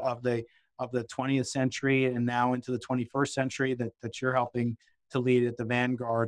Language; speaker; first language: English; native; English